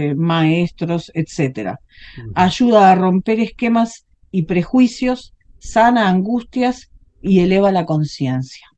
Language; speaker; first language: Spanish; native; Spanish